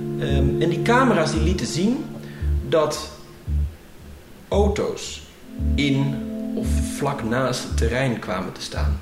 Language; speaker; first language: Dutch; native; Dutch